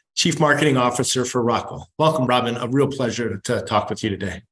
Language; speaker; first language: English; native; English